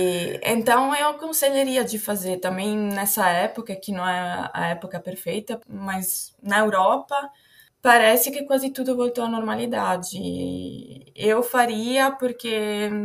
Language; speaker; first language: Portuguese; non-native, fluent; Italian